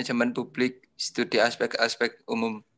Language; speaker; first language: Indonesian; native; Indonesian